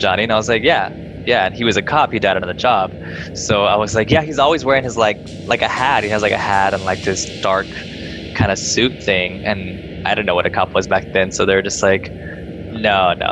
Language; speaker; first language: English; native; English